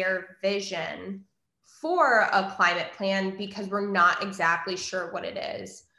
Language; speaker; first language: English; native; English